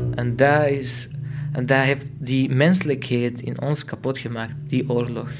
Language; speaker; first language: Dutch; non-native, learner; Arabic